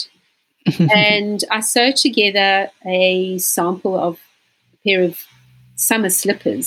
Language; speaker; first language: English; native; English